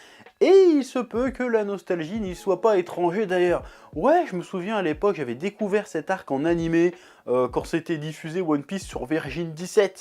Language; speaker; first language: French; native; French